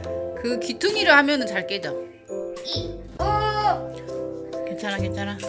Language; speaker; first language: Korean; native; Korean